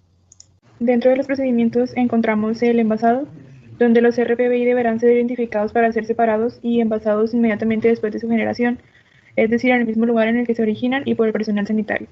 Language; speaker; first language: Spanish; native; Spanish